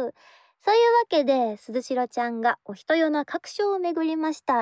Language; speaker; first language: Japanese; native; Japanese